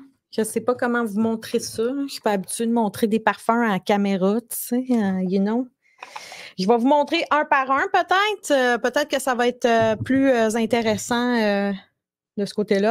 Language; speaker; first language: French; native; French